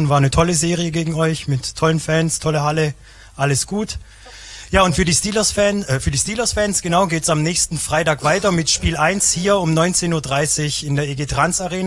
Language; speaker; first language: German; native; German